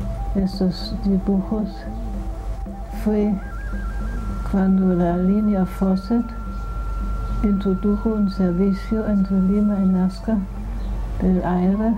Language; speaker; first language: Spanish; non-native, fluent; German